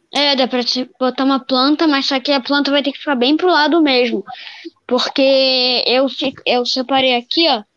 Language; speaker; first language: Portuguese; native; Portuguese